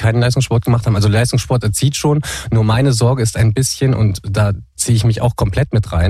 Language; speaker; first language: German; native; German